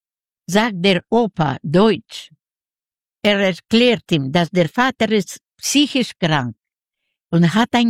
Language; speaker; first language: German; non-native, learner; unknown